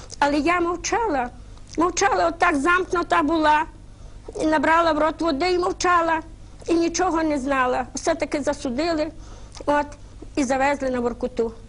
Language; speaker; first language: Ukrainian; native; Ukrainian